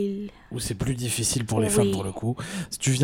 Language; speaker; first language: French; native; French